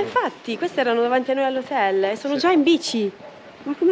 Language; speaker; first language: Italian; native; Italian